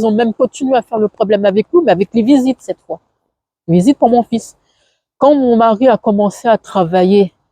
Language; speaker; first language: French; non-native, fluent; Arabic